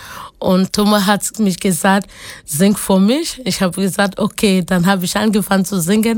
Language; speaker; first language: German; non-native, learner; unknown